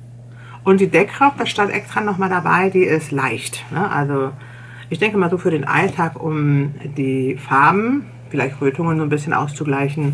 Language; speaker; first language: German; native; German